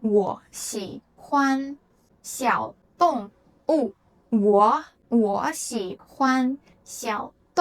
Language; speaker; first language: Chinese; non-native, fluent; Khmer